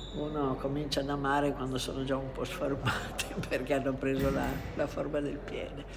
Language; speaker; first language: Italian; native; Italian